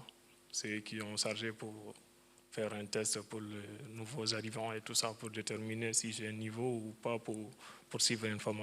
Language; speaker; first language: French; non-native, fluent; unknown